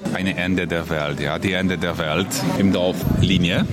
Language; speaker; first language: German; non-native, learner; Polish